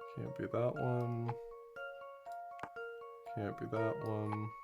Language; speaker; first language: English; native; English